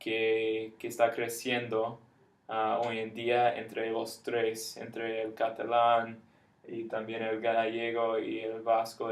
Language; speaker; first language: Spanish; non-native, fluent; English